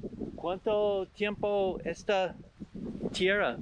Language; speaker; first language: Spanish; non-native, learner; English